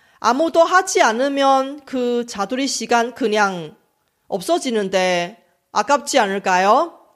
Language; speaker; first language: Korean; non-native, local second language; Chinese